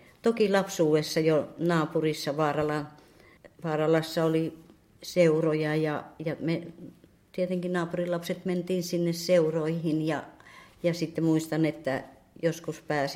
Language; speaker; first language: Finnish; native; Finnish